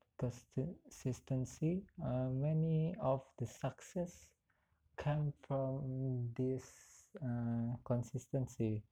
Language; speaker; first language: English; non-native, learner; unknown